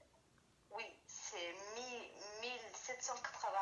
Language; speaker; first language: French; non-native, learner; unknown